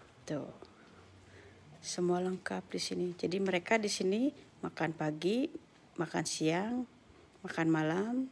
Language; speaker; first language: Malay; non-native, local second language; Sundanese